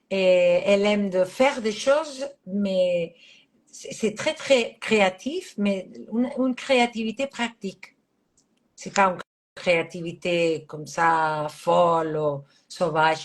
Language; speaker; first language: French; non-native, fluent; Catalan